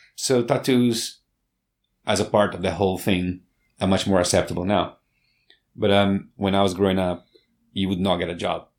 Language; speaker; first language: English; non-native, fluent; Portuguese